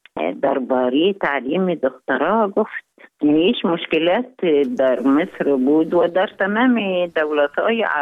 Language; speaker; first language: Persian; non-native, fluent; Arabic